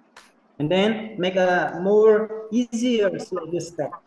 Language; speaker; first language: English; non-native, learner; Indonesian